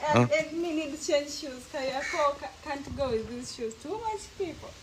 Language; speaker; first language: English; non-native, learner; Swahili